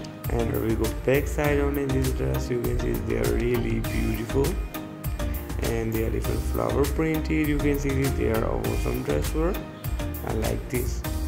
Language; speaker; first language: English; non-native, learner; Urdu